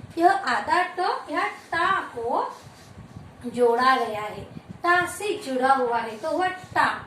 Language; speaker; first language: Hindi; non-native, local second language; Marathi